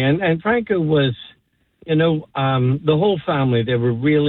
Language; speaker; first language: English; native; English